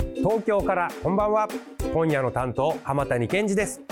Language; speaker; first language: Japanese; native; Japanese